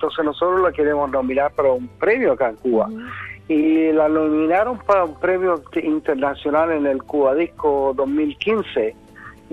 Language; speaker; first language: Spanish; native; Spanish